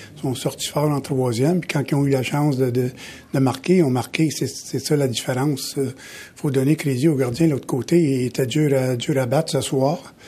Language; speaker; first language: French; native; French